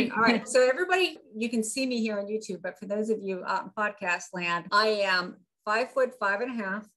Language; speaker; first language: English; native; English